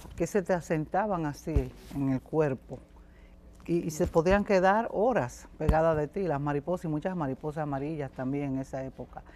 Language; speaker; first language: Spanish; native; Spanish